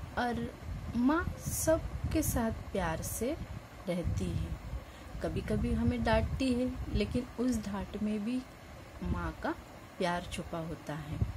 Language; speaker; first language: Hindi; non-native, local second language; Marathi